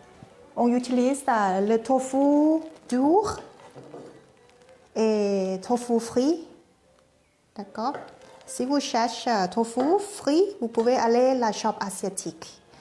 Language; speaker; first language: French; non-native, learner; Thai